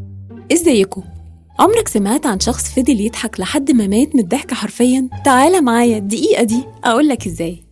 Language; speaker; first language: Arabic; native; Arabic